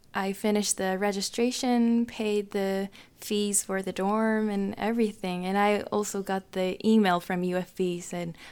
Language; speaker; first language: English; non-native, fluent; Japanese